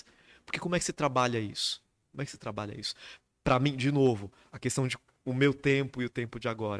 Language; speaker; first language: Portuguese; native; Portuguese